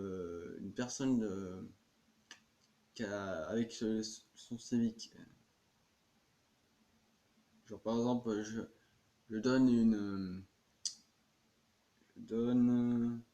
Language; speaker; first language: French; native; French